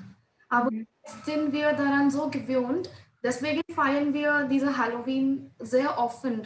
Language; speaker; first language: German; non-native, learner; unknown